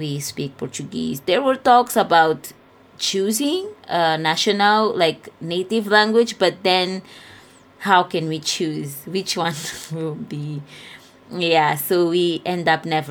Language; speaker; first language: English; non-native, fluent; Portuguese